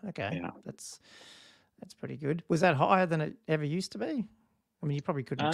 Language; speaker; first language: English; native; English